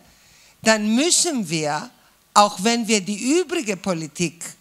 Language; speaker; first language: German; non-native, fluent; Greek